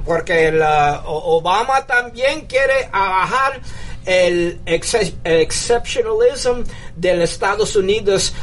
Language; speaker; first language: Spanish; early bilingual, heritage; English